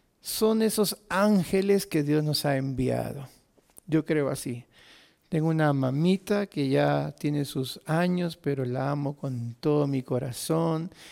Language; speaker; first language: Spanish; native; Spanish